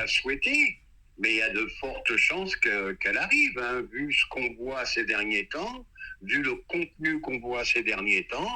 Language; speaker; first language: French; native; French